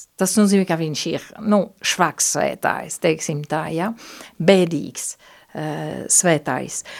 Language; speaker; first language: Latvian; non-native, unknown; Italian